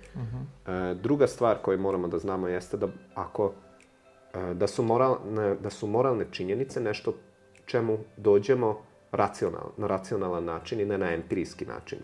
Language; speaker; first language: Serbian; non-native, local second language; Hungarian